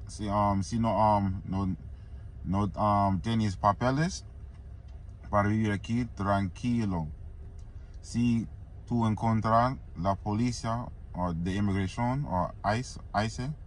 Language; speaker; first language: Spanish; non-native, learner; English